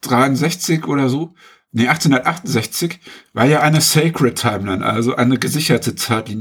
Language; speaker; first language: German; native; German